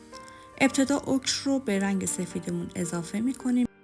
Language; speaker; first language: Persian; native; Persian